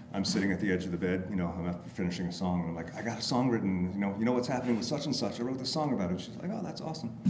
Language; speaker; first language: English; native; English